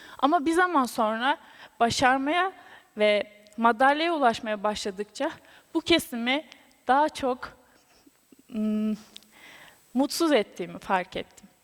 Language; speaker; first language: Turkish; native; Turkish